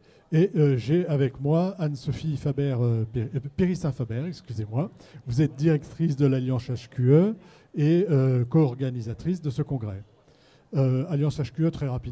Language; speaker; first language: French; native; French